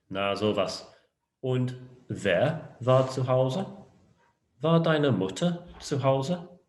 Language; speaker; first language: German; non-native, fluent; English